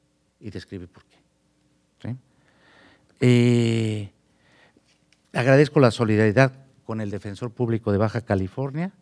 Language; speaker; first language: Spanish; native; Spanish